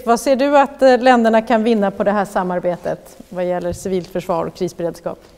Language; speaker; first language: Swedish; native; Swedish